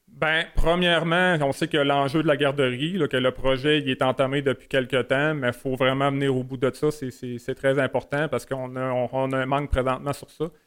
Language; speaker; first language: French; native; French